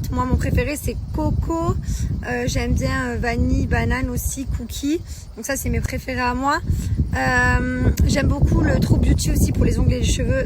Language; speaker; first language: French; native; French